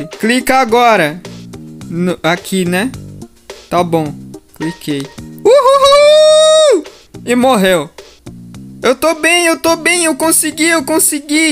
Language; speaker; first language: Portuguese; native; Portuguese